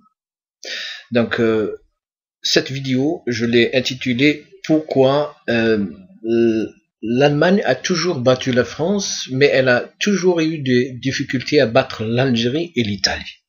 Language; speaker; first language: French; non-native, local second language; Arabic